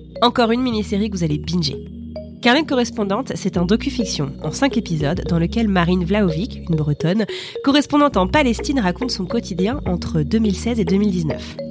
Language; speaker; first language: French; native; French